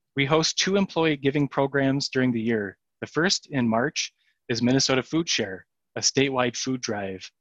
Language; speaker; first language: English; native; English